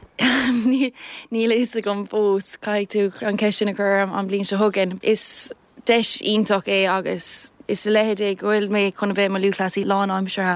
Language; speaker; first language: Irish; non-native, local second language; English